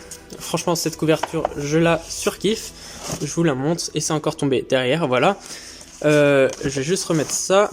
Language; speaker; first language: French; native; French